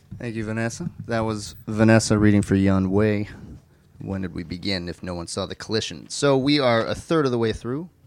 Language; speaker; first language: English; native; English